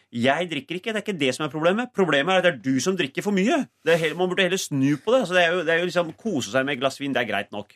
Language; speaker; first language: Norwegian; early bilingual, other home language; Urdu